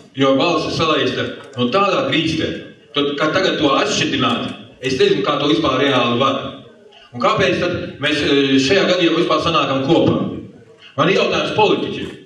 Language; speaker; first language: Latvian; native; Latvian